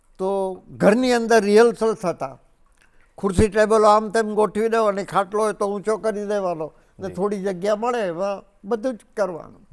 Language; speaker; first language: Gujarati; native; Gujarati